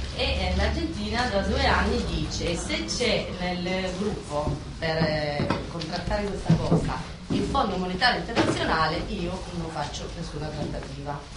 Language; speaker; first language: Italian; non-native, fluent; Spanish